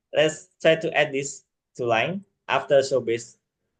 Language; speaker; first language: English; non-native, learner; Indonesian